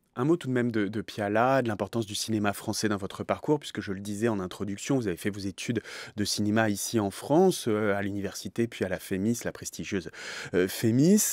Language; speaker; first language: French; native; French